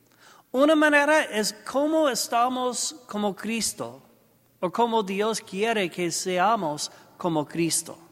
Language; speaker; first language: Spanish; non-native, learner; English